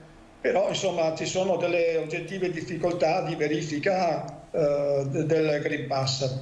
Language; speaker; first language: Italian; native; Italian